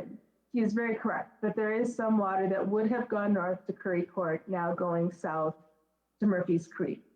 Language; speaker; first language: English; native; English